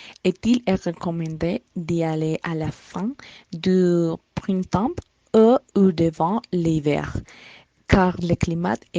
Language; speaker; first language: French; non-native, learner; Spanish